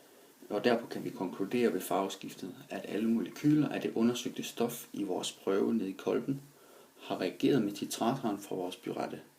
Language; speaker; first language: Danish; native; Danish